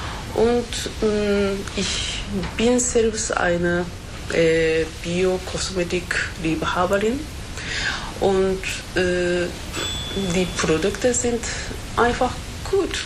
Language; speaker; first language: German; non-native, fluent; Japanese